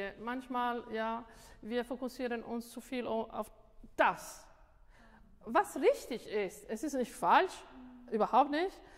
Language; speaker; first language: German; non-native, fluent; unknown